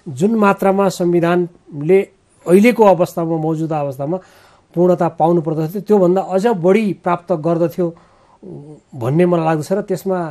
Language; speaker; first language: Nepali; native; Nepali